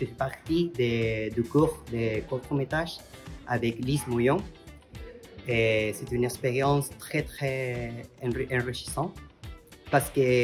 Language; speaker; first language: French; non-native, learner; Spanish